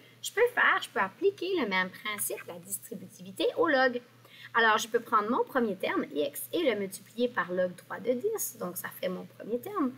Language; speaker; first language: French; native; French